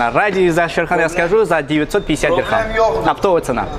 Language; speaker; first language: Russian; non-native, fluent; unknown